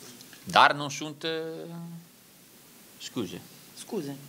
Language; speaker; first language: Romanian; non-native, learner; Italian